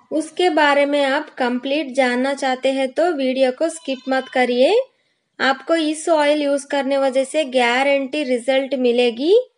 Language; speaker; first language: Hindi; non-native, local second language; Kannada